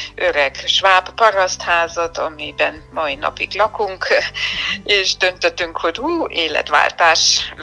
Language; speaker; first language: Hungarian; non-native, fluent; German